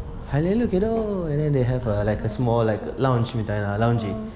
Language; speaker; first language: English; non-native, local second language; Malay